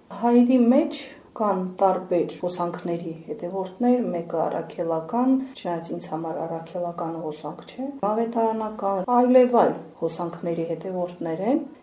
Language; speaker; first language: Armenian; native; Armenian